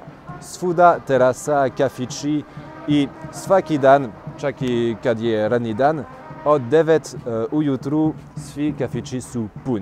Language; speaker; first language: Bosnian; non-native, learner; French